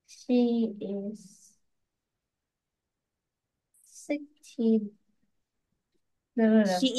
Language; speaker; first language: English; non-native, learner; Vietnamese